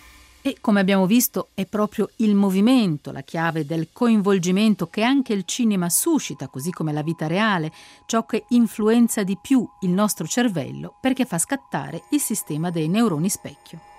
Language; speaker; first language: Italian; native; Italian